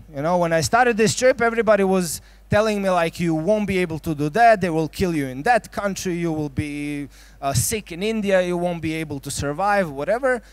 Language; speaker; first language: English; non-native, fluent; Croatian